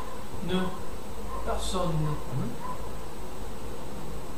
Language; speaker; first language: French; non-native, learner; English